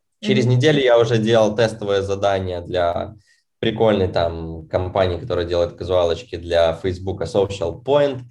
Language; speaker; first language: Russian; native; Russian